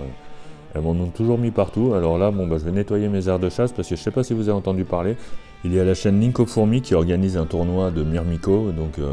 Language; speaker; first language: French; native; French